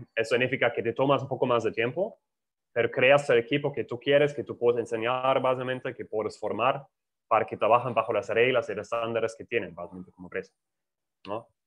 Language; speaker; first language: Spanish; non-native, fluent; German